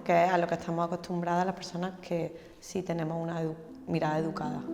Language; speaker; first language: Spanish; native; Spanish